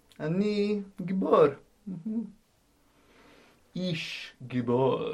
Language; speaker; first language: Hebrew; non-native, learner; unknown